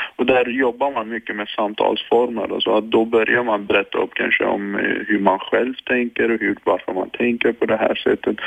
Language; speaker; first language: Swedish; non-native, fluent; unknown